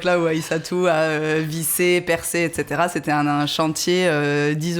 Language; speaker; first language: French; native; French